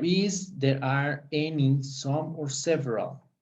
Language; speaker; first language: English; non-native, fluent; Spanish